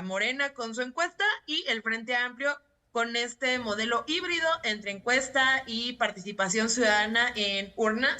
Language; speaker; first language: Spanish; native; Spanish